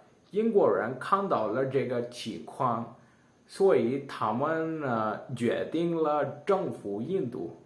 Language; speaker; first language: Chinese; non-native, learner; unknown